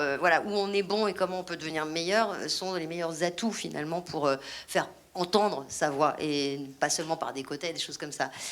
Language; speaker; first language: French; native; French